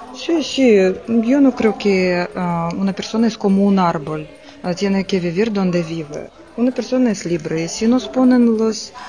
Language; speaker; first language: Spanish; non-native, learner; Russian